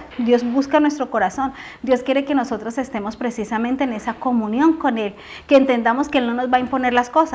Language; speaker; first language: Spanish; native; Spanish